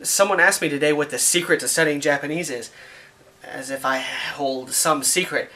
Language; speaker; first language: English; native; English